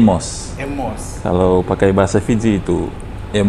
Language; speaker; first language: Indonesian; non-native, fluent; Fijian